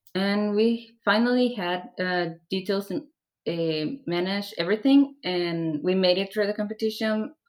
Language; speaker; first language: English; non-native, fluent; Persian